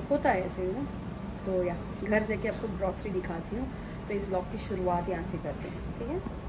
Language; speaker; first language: Hindi; non-native, local second language; Marathi